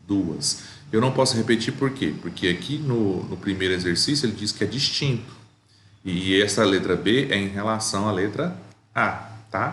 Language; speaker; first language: Portuguese; native; Portuguese